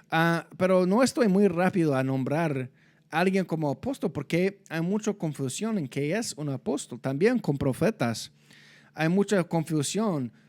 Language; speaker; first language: Spanish; non-native, fluent; English